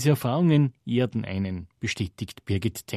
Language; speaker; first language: German; native; German